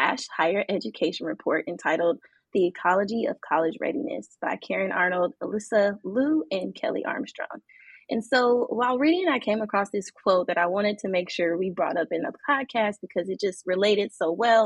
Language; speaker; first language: English; native; English